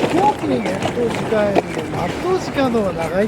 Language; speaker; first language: Japanese; native; Japanese